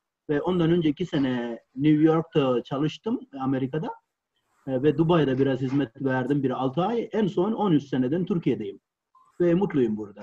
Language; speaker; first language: Turkish; non-native, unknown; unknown